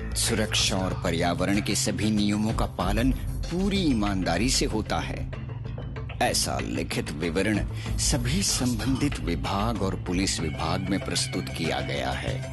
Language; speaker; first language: Hindi; non-native, local second language; Marathi